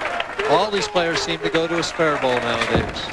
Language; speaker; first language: English; native; English